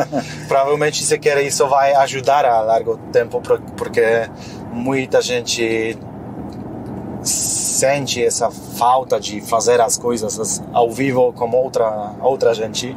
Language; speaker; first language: Portuguese; non-native, fluent; Polish